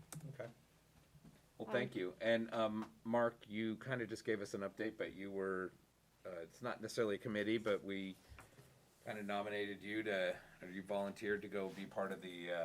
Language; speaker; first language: English; native; English